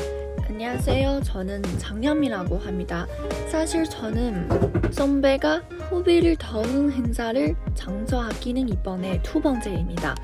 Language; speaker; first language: Korean; non-native, learner; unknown